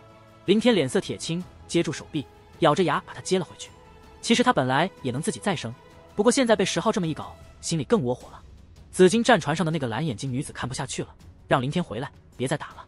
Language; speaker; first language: Chinese; native; Chinese